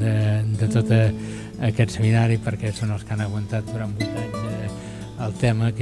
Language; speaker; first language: Catalan; native; Catalan